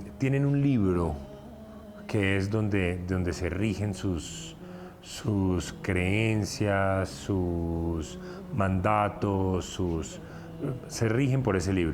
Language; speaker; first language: Spanish; native; Spanish